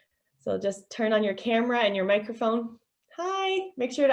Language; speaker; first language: English; native; English